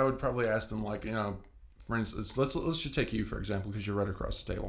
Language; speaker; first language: English; native; English